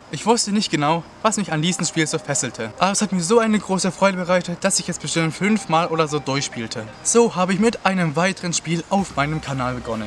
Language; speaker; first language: German; native; German